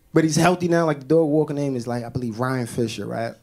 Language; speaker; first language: English; native; English